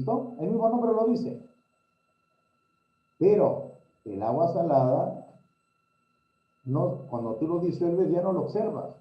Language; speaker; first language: Spanish; native; Spanish